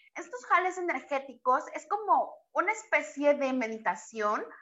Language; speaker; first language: Spanish; native; Spanish